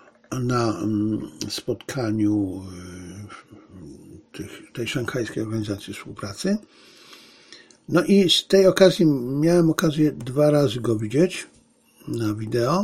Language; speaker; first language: Polish; native; Polish